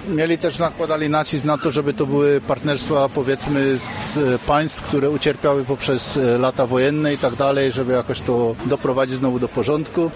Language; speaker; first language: Polish; early bilingual, heritage; Polish